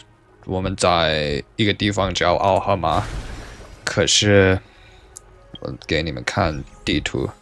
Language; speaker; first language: Chinese; non-native, learner; English